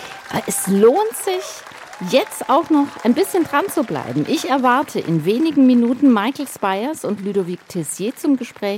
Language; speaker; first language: German; native; German